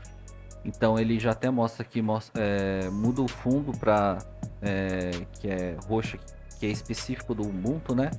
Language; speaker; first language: Portuguese; native; Portuguese